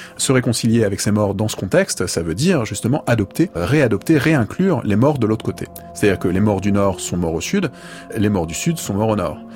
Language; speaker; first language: French; native; French